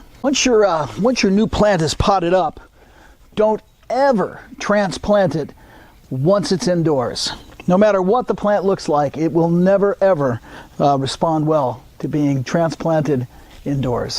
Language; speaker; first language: English; native; English